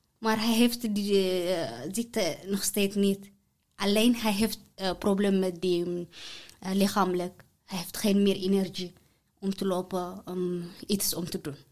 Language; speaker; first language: Dutch; non-native, learner; Tigrinya